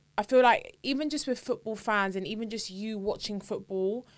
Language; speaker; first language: English; native; English